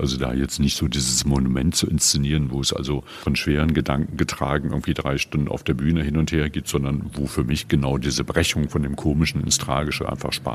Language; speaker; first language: German; native; German